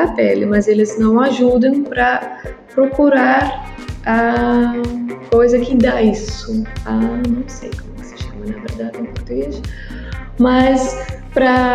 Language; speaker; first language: Portuguese; non-native, learner; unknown